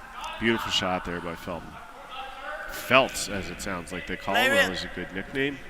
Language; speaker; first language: English; native; English